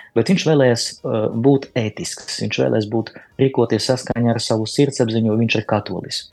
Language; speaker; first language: Latvian; native; Latvian